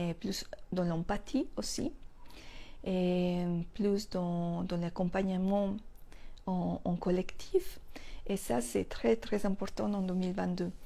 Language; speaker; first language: French; non-native, fluent; Spanish